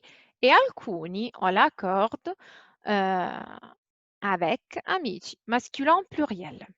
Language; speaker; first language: French; non-native, fluent; Italian